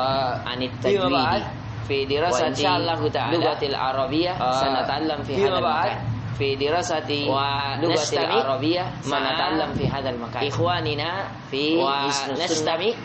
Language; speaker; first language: Arabic; non-native, fluent; Indonesian